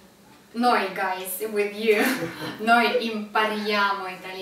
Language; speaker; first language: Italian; non-native, learner; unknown